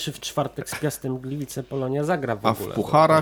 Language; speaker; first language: Polish; native; Polish